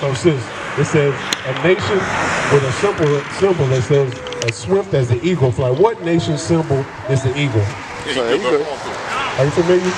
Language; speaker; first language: English; native; English